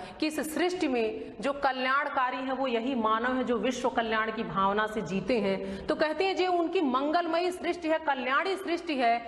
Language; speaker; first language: Hindi; native; Hindi